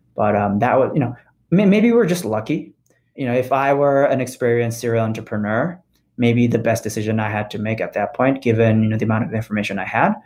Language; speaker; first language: English; non-native, fluent; Japanese